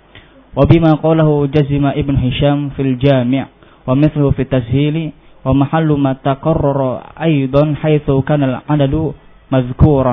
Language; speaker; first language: Arabic; non-native, fluent; Indonesian